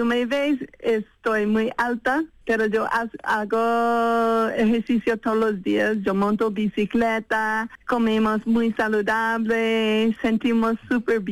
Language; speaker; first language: Spanish; non-native, fluent; English